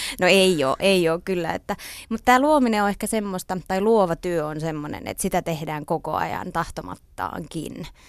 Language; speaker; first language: Finnish; non-native, local second language; Swedish